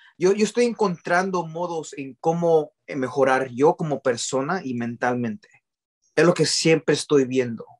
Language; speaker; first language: Spanish; early bilingual, heritage; Spanish